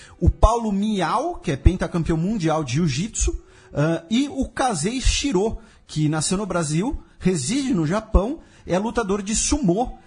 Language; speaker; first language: Portuguese; native; Portuguese